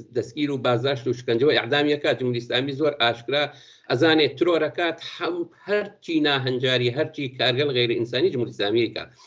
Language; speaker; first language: Central Kurdish; non-native, local second language; Southern Kurdish